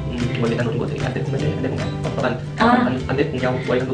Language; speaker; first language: Vietnamese; non-native, learner; Chinese